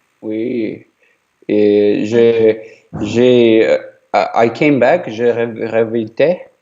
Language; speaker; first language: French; non-native, learner; Ukrainian